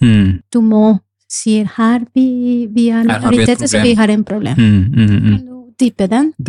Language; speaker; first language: Norwegian; non-native, fluent; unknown